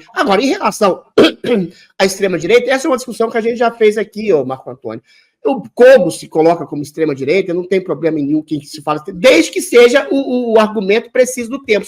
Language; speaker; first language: Portuguese; native; Portuguese